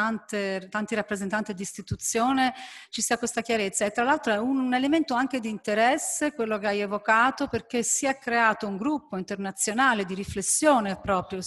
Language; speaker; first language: Italian; native; Italian